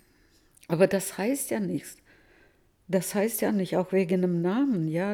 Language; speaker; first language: German; early bilingual, heritage; Russian